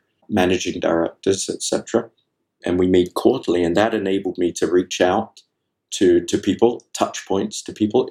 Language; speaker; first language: English; native; English